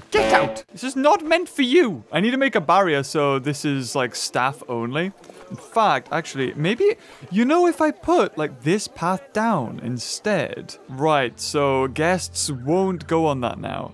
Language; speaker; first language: English; native; English